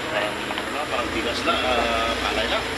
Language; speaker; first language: Filipino; non-native, local second language; Cebuano